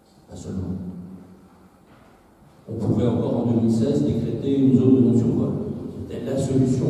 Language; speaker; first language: French; native; French